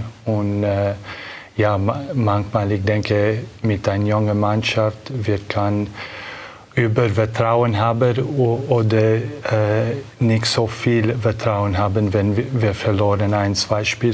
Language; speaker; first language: German; non-native, learner; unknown